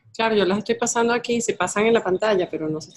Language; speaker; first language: Spanish; native; Spanish